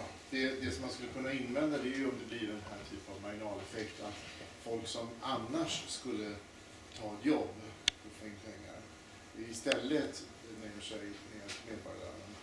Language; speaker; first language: Swedish; native; Swedish